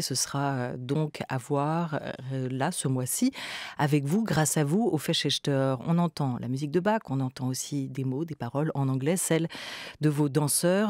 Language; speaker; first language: French; native; French